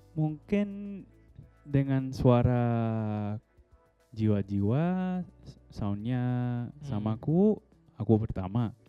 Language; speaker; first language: Indonesian; non-native, fluent; Dutch